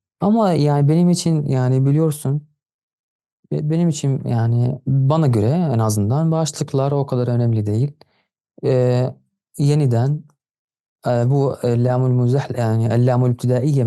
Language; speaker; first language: Turkish; non-native, fluent; Arabic